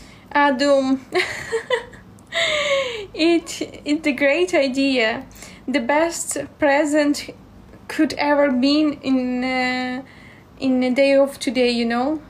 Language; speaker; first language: English; non-native, learner; Ukrainian